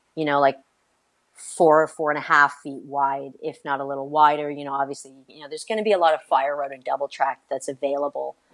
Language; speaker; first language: English; native; English